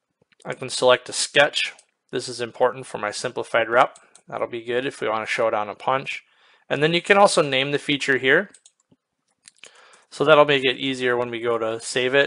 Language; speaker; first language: English; native; English